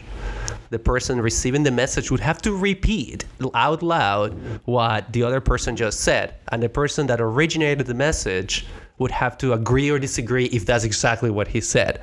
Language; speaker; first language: English; non-native, fluent; Spanish